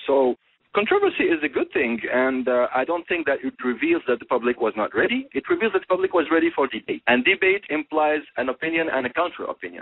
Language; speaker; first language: English; non-native, fluent; Arabic